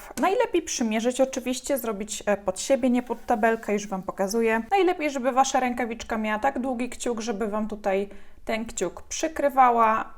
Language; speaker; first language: Polish; native; Polish